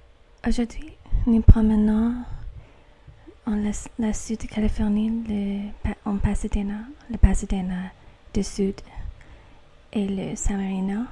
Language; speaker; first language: French; non-native, learner; English